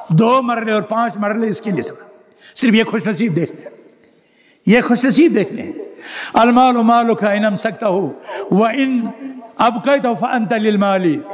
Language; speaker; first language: Urdu; non-native, local second language; Kashmiri